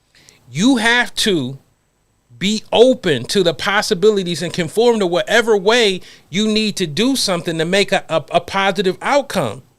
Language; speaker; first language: English; native; English